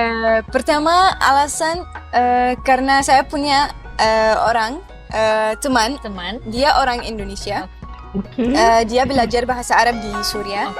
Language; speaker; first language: Indonesian; non-native, fluent; Arabic